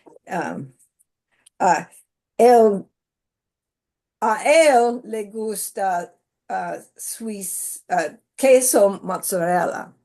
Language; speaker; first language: Spanish; non-native, learner; English